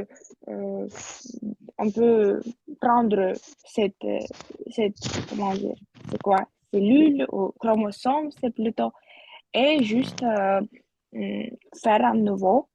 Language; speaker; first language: French; non-native, learner; Russian